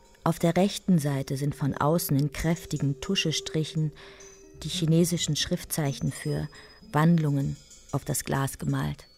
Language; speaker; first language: German; native; German